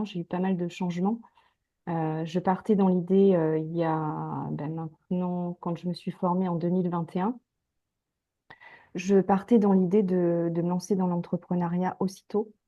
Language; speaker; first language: French; native; French